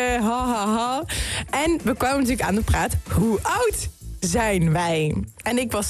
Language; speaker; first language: Dutch; native; Dutch